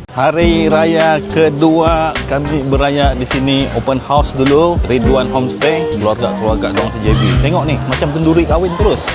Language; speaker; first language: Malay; native; Malay